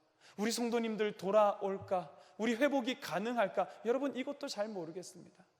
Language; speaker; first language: Korean; native; Korean